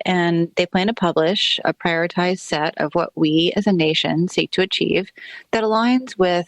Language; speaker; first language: English; native; English